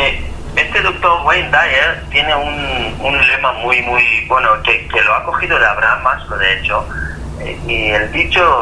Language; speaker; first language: Spanish; non-native, fluent; Hebrew